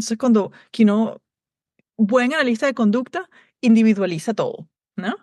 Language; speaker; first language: Spanish; native; Spanish